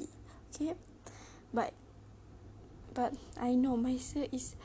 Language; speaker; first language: English; non-native, learner; Malay